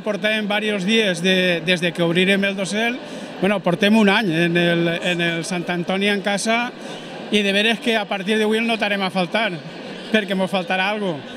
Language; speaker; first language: Catalan; native; Catalan